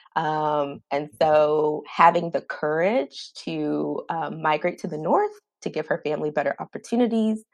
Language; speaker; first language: English; native; English